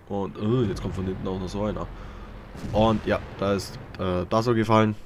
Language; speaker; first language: German; native; German